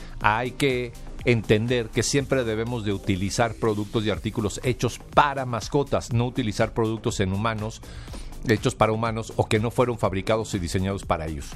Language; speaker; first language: Spanish; native; Spanish